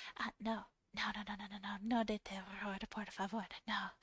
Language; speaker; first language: Spanish; non-native, fluent; English